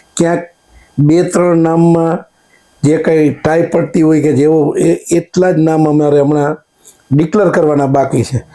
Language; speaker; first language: Gujarati; native; Gujarati